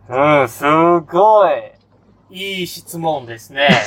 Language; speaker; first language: Japanese; non-native, fluent; Malay